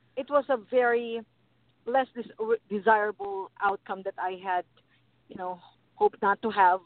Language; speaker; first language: English; non-native, local second language; Filipino